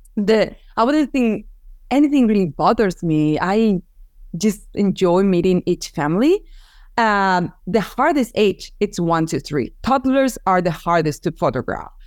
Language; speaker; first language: English; non-native, fluent; Spanish